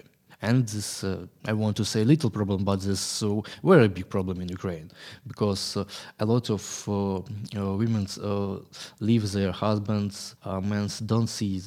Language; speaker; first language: English; non-native, learner; Ukrainian